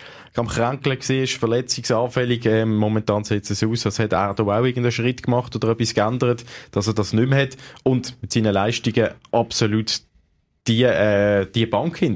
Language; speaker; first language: German; native; German